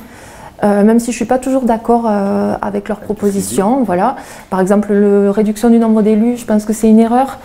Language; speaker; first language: French; native; French